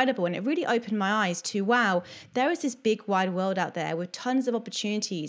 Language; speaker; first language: English; native; English